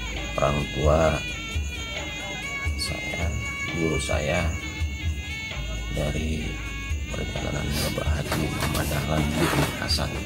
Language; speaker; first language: Indonesian; native; Indonesian